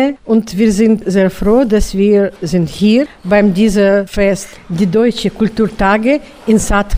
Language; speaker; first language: German; non-native, learner; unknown